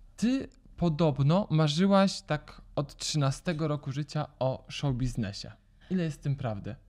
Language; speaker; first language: Polish; native; Polish